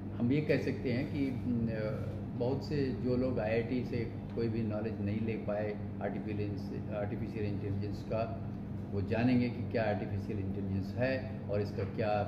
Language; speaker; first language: Hindi; non-native, local second language; Bangla